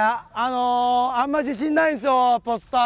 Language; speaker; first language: Japanese; native; Japanese